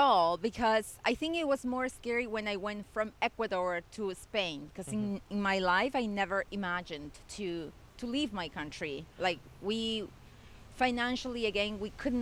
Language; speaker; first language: English; non-native, fluent; Spanish